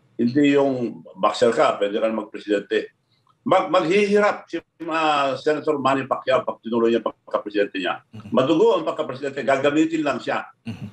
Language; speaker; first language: Filipino; non-native, local second language; Iloko